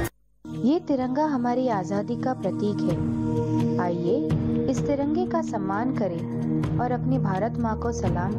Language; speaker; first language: Hindi; native; Hindi